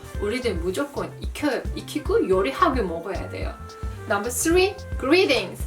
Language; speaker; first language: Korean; non-native, fluent; Azerbaijani